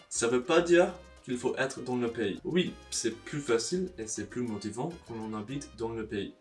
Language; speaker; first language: French; non-native, learner; English